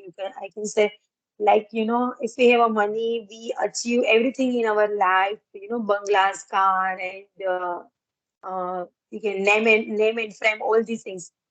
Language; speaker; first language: English; non-native, learner; Gujarati